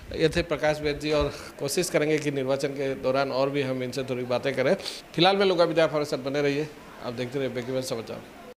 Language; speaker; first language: Hindi; native; Hindi